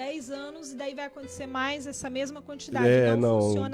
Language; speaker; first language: Portuguese; native; Portuguese